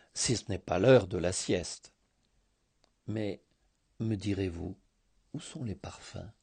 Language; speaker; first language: French; early bilingual, heritage; Greek